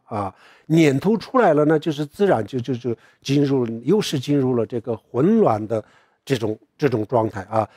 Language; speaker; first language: Chinese; non-native, local second language; Tibetan